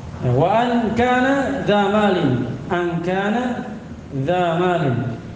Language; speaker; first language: Arabic; non-native, fluent; Indonesian